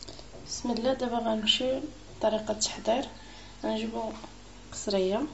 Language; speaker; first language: Arabic; native; Arabic